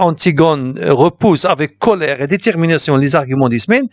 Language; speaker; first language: French; non-native, local second language; Arabic